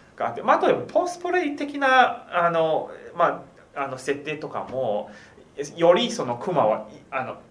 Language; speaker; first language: Japanese; non-native, fluent; Chinese